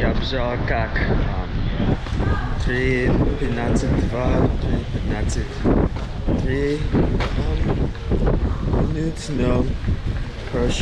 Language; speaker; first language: Russian; non-native, learner; English